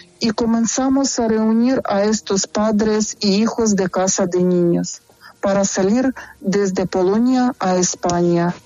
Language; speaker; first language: Spanish; non-native, fluent; Ukrainian